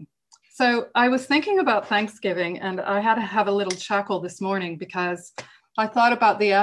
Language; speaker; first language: English; native; English